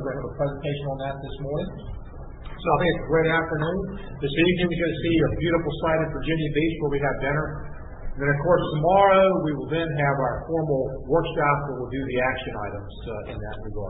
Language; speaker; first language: English; native; English